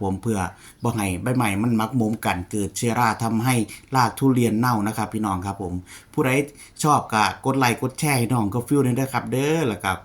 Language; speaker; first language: Thai; non-native, local second language; Lao